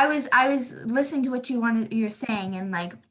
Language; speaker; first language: English; native; English